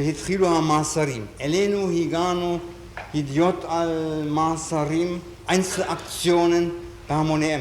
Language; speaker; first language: Hebrew; non-native, fluent; German